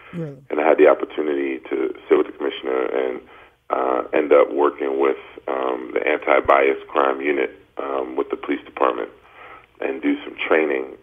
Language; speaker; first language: English; native; English